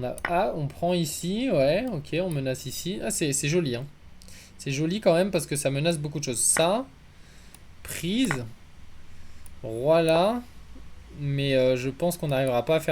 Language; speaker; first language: French; native; French